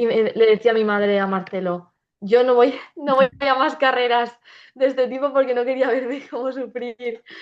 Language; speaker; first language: Spanish; native; Spanish